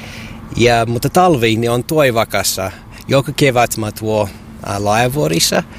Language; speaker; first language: Finnish; non-native, learner; English